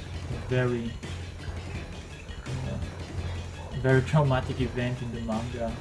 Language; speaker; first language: English; non-native, fluent; German